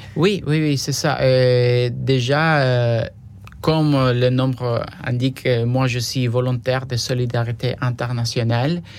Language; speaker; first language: French; non-native, fluent; Spanish